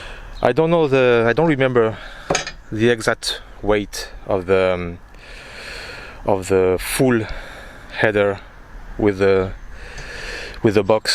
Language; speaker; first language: English; non-native, fluent; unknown